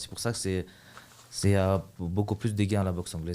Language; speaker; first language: French; early bilingual, other home language; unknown